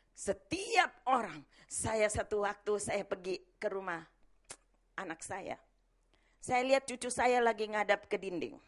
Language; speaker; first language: Indonesian; native; Indonesian